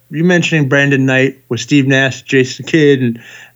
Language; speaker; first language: English; native; English